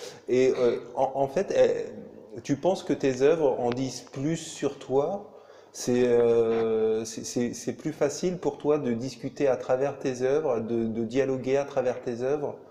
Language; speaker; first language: French; native; French